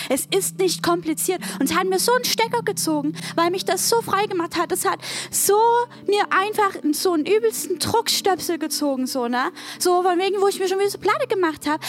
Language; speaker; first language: German; native; German